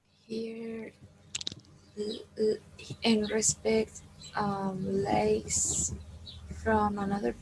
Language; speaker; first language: English; non-native, learner; Spanish